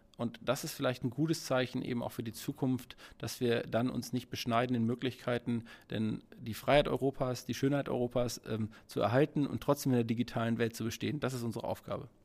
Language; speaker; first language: German; native; German